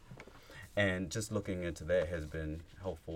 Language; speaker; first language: English; native; English